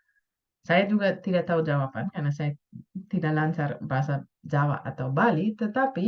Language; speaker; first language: Indonesian; non-native, fluent; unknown